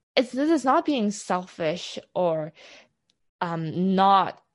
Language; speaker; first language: English; non-native, local second language; Cantonese